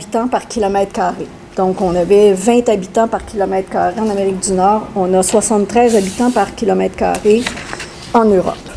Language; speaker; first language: French; native; French